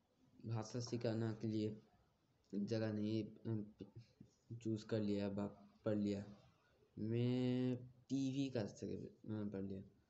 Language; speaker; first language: Hindi; non-native, learner; Bangla